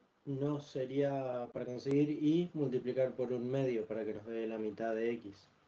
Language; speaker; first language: Spanish; native; Spanish